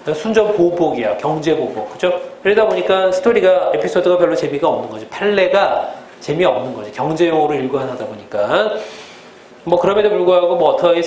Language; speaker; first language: Korean; native; Korean